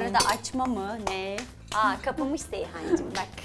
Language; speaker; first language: Turkish; native; Turkish